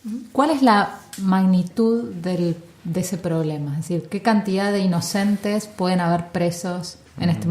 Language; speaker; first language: Spanish; native; Spanish